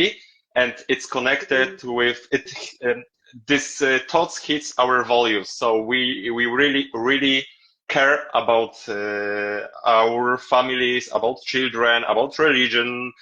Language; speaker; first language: English; non-native, learner; Polish